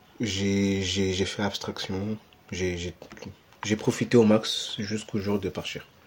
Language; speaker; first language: French; early bilingual, other home language; Portuguese